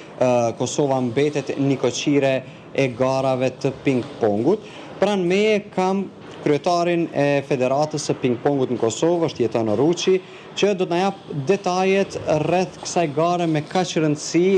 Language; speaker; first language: Albanian; native; Albanian